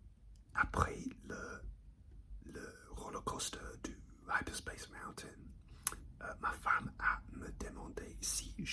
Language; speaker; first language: French; non-native, learner; English